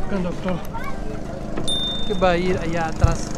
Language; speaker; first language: Spanish; non-native, learner; Urdu